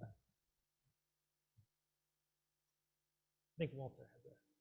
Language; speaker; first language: English; native; English